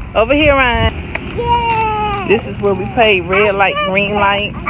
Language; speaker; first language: English; native; English